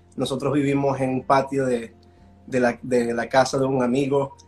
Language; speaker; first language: Spanish; early bilingual, heritage; Spanish